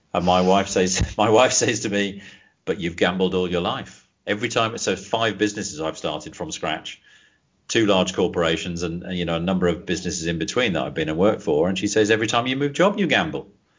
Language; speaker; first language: English; native; English